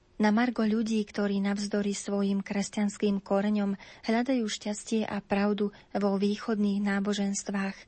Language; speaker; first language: Slovak; native; Slovak